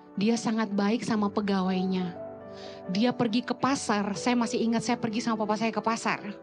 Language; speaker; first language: Indonesian; native; Indonesian